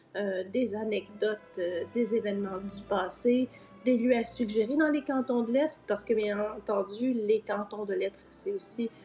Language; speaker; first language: French; native; French